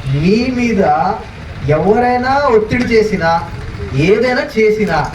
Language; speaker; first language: Telugu; non-native, local second language; Marathi